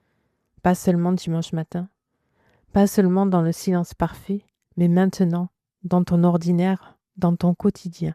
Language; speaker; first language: French; native; French